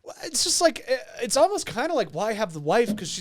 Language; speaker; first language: English; native; English